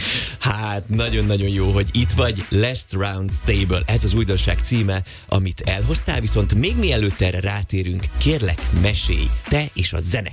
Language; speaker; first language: Hungarian; native; Hungarian